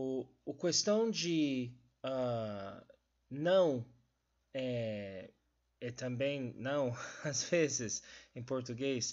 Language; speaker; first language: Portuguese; non-native, learner; English